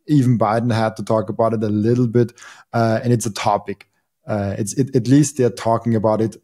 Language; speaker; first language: English; non-native, fluent; German